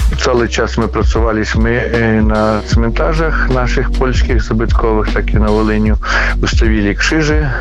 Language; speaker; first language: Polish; non-native, learner; Ukrainian